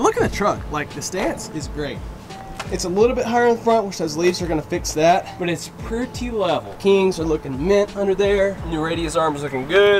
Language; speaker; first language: English; native; English